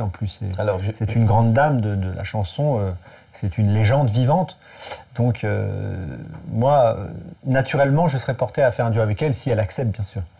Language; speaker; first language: French; native; French